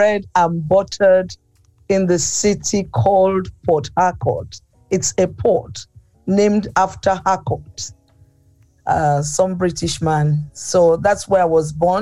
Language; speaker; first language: English; non-native, local second language; Igbo